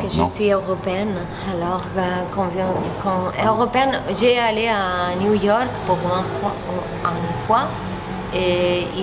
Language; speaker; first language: French; non-native, learner; Spanish